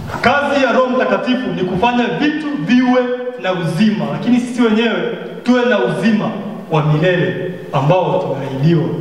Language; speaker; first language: Swahili; native; Swahili